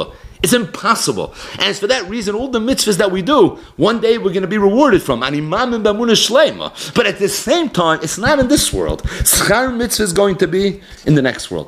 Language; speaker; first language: English; native; English